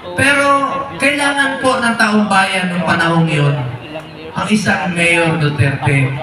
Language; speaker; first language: Filipino; non-native, local second language; Cebuano